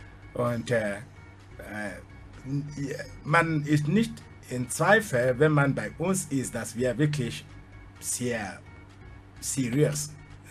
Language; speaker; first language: German; non-native, fluent; Igbo